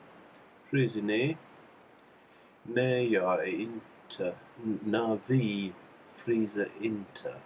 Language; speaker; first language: Swedish; non-native, learner; English